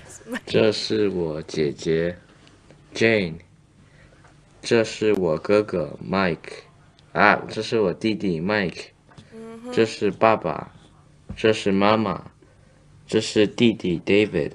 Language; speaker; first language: Chinese; non-native, learner; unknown